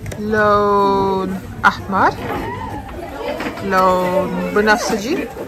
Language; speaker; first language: Arabic; non-native, learner; English